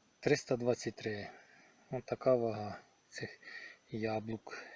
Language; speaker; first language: Ukrainian; native; Ukrainian